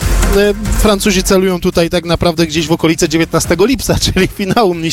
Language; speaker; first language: Polish; native; Polish